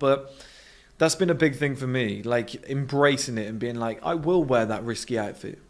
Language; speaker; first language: English; native; English